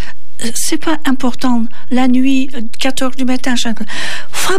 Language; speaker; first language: French; non-native, learner; Turkish